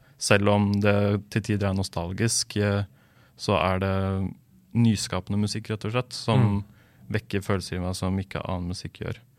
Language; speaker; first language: Norwegian; native; Norwegian